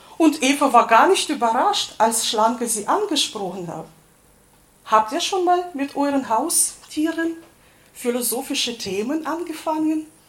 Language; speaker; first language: German; non-native, fluent; Russian